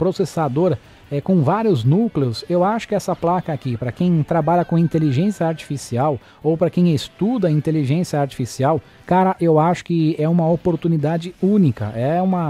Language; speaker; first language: Portuguese; native; Portuguese